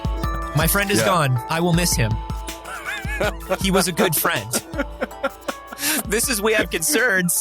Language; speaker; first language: English; native; English